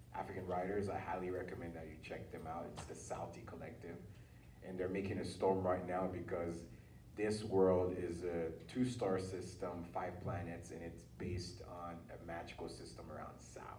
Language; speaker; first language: English; early bilingual, other home language; Haitian Creole